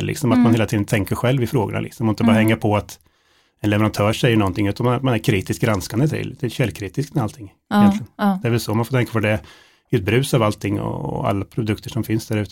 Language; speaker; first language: Swedish; native; Swedish